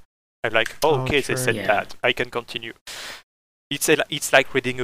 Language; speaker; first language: English; non-native, fluent; French